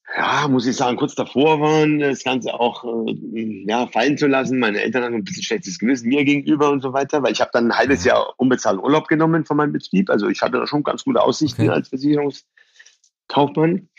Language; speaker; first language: German; early bilingual, other home language; Persian